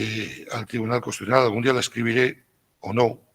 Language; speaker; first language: Spanish; native; Spanish